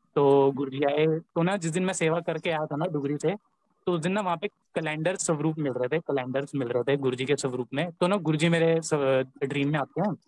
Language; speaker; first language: Hindi; native; Hindi